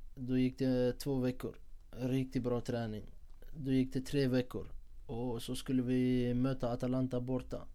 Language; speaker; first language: Swedish; non-native, fluent; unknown